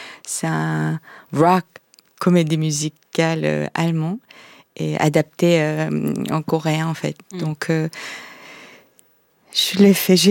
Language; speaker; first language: French; non-native, fluent; Korean